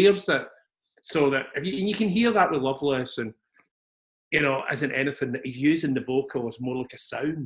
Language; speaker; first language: English; native; English